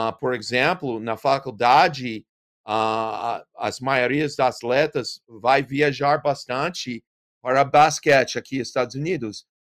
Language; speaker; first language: Portuguese; non-native, learner; English